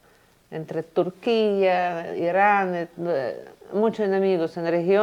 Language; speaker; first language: Spanish; non-native, fluent; Russian